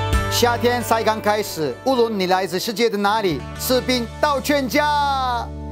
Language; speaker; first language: Chinese; non-native, fluent; Turkish